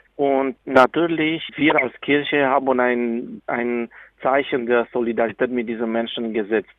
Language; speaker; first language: German; non-native, fluent; Romanian